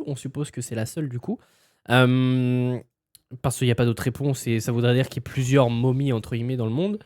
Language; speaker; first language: French; native; French